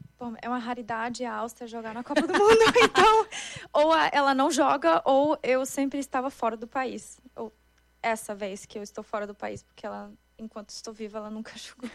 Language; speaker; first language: Portuguese; non-native, fluent; German